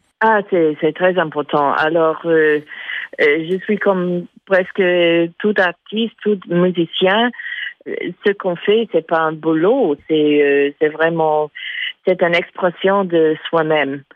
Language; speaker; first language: French; non-native, fluent; English